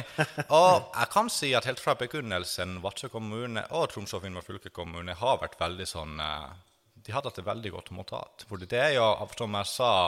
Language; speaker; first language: Norwegian; non-native, fluent; Finnish